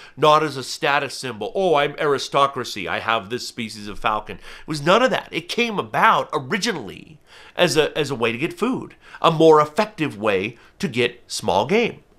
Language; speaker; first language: English; native; English